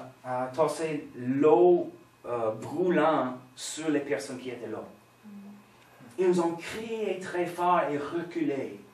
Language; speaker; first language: French; non-native, fluent; English